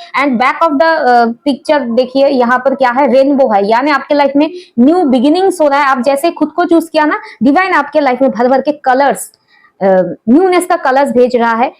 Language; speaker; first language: Hindi; non-native, local second language; Bangla